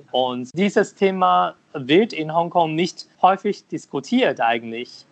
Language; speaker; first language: German; non-native, fluent; Cantonese